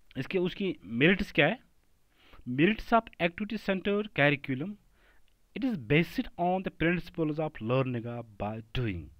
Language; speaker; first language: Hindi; non-native, local second language; Kashmiri